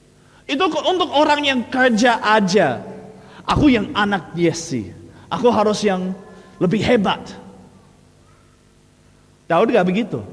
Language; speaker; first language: Indonesian; non-native, fluent; English